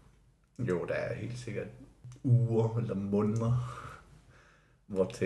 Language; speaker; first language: Danish; non-native, local second language; Kalaallisut